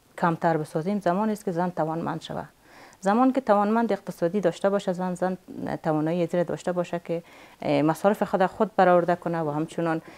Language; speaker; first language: Persian; native; Persian